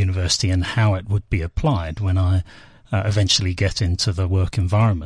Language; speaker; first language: English; native; English